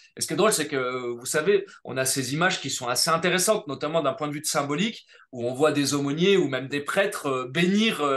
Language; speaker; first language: French; native; French